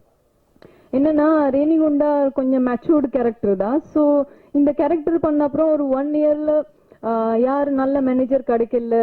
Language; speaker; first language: Tamil; non-native, learner; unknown